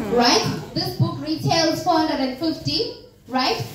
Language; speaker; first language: English; non-native, local second language; Swati